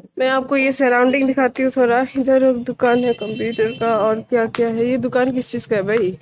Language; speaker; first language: Hindi; non-native, local second language; Bangla